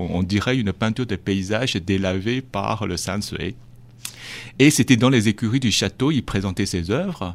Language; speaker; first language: French; non-native, fluent; Chinese